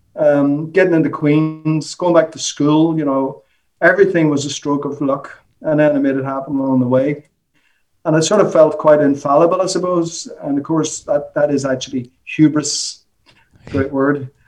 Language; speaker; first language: English; native; English